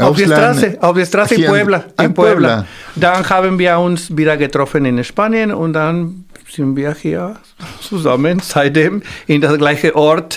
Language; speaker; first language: German; non-native, fluent; Spanish